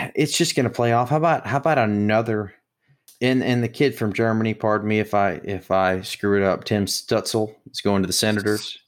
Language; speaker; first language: English; native; English